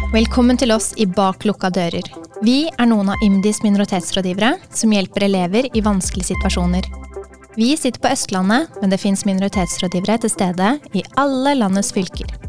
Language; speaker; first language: Norwegian; native; Norwegian